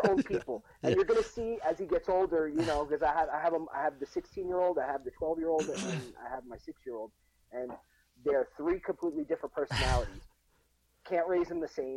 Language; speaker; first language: English; native; English